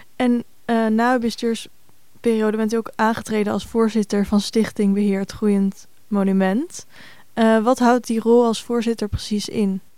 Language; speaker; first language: Dutch; native; Dutch